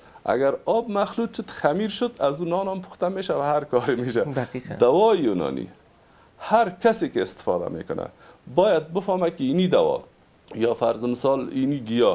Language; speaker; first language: Persian; native; Persian